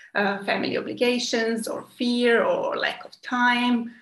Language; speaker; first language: English; non-native, fluent; Serbian